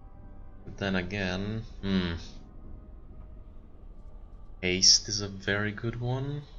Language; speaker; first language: English; non-native, fluent; German